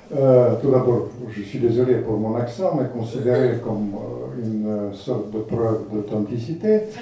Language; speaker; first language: French; non-native, fluent; Russian